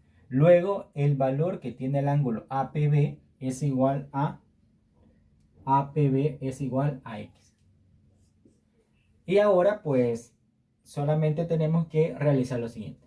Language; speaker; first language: Spanish; native; Spanish